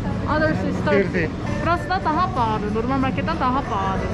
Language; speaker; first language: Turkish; non-native, learner; Korean